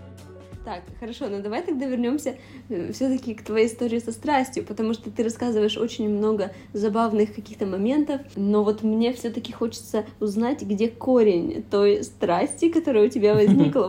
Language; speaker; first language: Russian; native; Russian